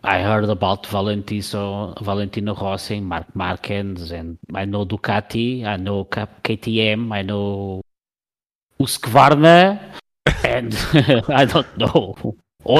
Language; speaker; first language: English; non-native, learner; Portuguese